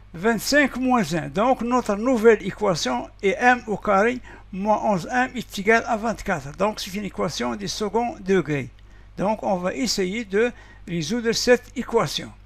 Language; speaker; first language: French; non-native, local second language; Arabic